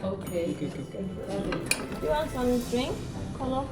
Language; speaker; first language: English; non-native, learner; Chinese